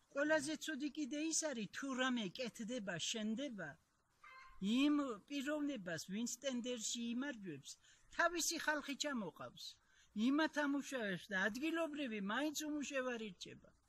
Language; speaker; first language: Georgian; non-native, local second language; Svan